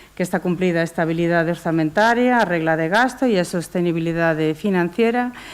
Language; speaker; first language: Spanish; native; Spanish